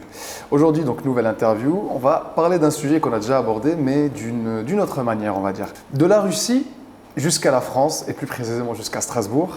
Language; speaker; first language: French; native; French